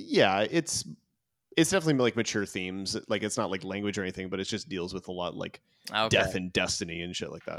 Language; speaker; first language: English; native; English